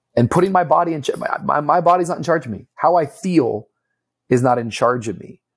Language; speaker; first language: English; native; English